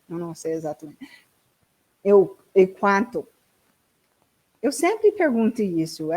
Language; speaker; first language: Portuguese; non-native, learner; English